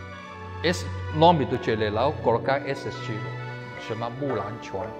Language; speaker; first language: Portuguese; non-native, learner; Chinese